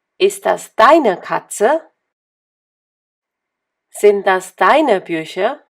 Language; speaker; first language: German; non-native, fluent; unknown